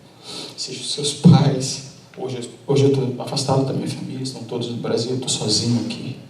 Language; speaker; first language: Portuguese; native; Portuguese